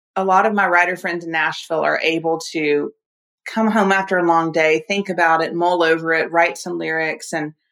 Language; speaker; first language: English; native; English